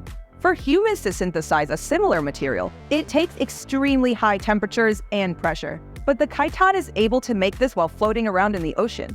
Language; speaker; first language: English; native; English